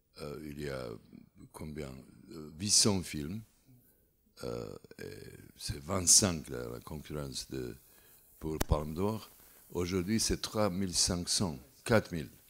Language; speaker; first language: French; non-native, learner; Serbian